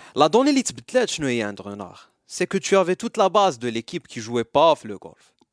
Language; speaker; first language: French; non-native, local second language; Arabic